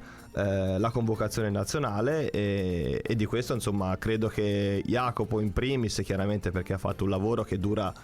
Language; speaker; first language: Italian; native; Italian